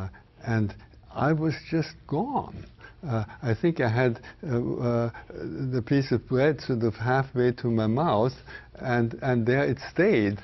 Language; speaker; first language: English; non-native, fluent; German